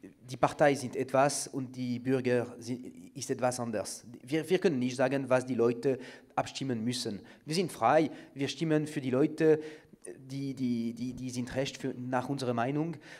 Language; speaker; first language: German; non-native, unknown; French